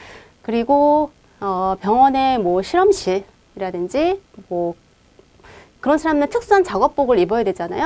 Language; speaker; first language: Korean; native; Korean